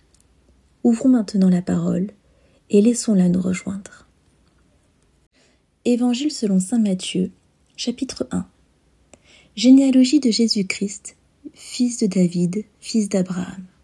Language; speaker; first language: French; native; French